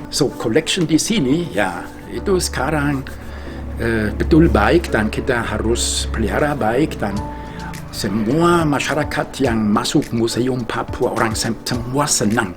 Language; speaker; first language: Indonesian; non-native, fluent; German